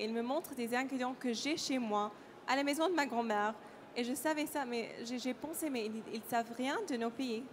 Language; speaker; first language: French; non-native, learner; Arabic